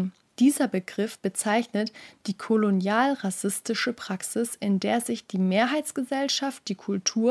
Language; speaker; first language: German; native; German